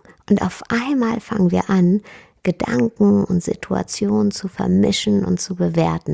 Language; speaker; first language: German; native; German